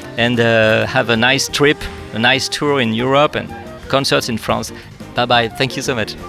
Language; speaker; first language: English; non-native, fluent; French